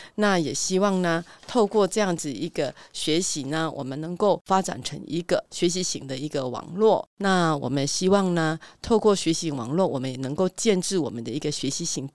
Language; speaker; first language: Chinese; native; Chinese